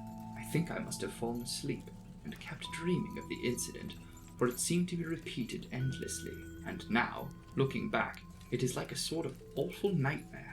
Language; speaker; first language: English; native; English